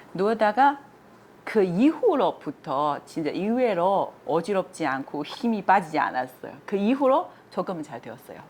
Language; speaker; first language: Korean; non-native, fluent; Chinese